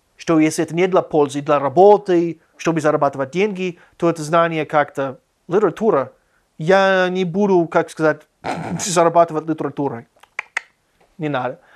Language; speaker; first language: Russian; non-native, fluent; English